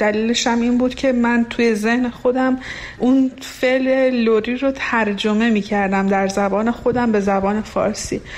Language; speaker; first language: Persian; non-native, local second language; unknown